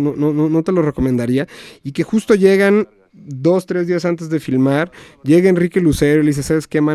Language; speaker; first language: Spanish; native; Spanish